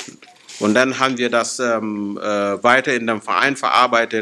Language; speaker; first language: German; non-native, fluent; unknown